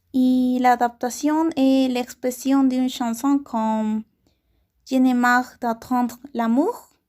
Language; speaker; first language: French; non-native, learner; Spanish